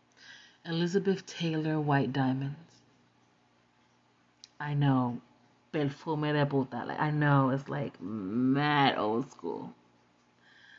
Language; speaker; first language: English; native; English